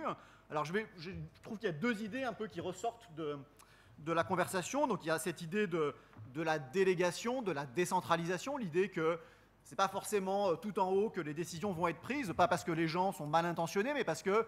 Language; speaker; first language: French; native; French